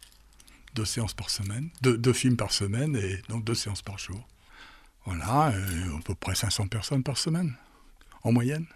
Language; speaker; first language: French; native; French